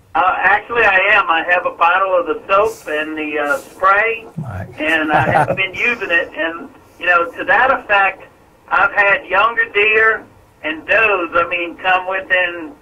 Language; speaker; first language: English; native; English